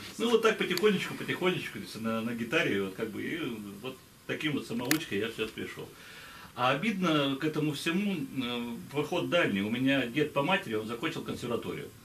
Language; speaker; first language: Russian; native; Russian